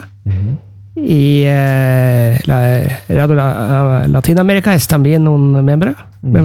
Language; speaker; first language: Spanish; non-native, learner; Norwegian